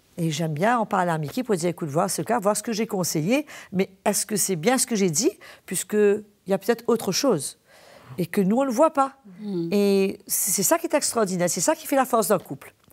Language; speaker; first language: French; native; French